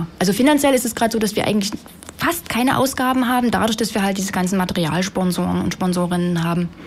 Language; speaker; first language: German; native; German